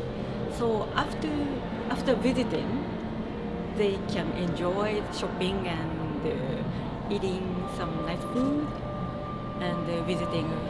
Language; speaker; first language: English; non-native, learner; Japanese